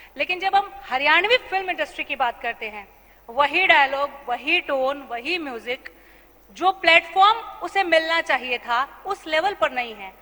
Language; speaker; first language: Hindi; native; Hindi